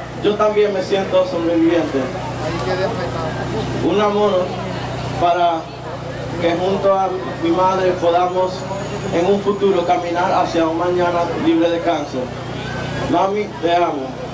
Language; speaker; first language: Spanish; early bilingual, heritage; Spanish